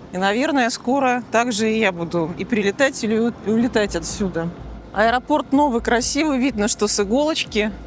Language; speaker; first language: Russian; native; Russian